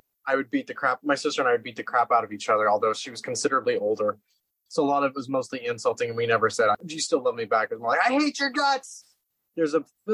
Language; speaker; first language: English; native; English